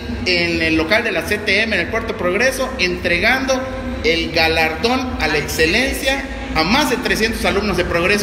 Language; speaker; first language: Spanish; native; Spanish